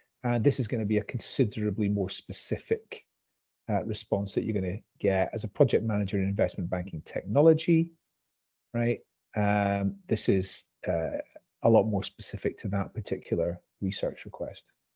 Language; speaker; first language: English; native; English